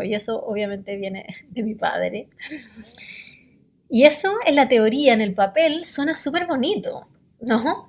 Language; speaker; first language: Spanish; native; Spanish